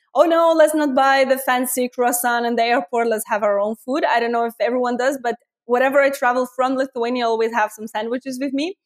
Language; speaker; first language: English; non-native, fluent; Lithuanian